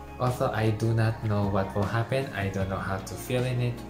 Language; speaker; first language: English; non-native, local second language; Filipino